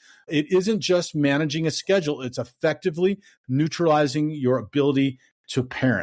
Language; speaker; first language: English; native; English